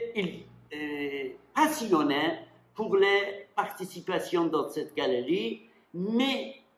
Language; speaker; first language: French; non-native, fluent; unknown